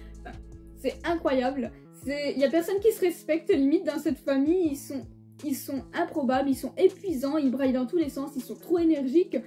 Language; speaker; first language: French; native; French